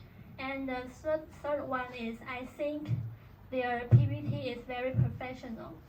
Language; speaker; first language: English; non-native, learner; Chinese